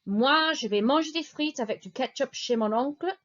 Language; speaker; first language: French; non-native, fluent; English